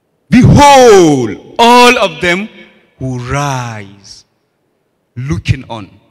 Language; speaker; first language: English; non-native, local second language; Hausa